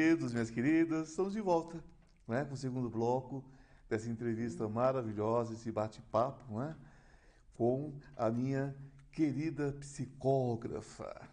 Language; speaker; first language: Portuguese; native; Portuguese